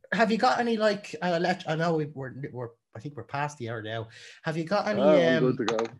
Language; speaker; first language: English; native; English